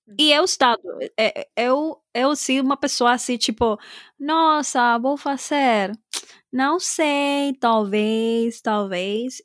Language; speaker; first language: Portuguese; non-native, fluent; Spanish